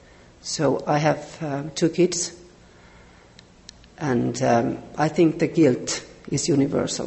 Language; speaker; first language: English; non-native, fluent; Finnish